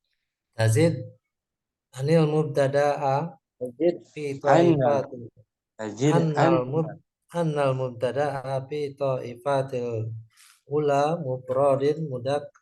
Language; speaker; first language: Arabic; non-native, learner; Indonesian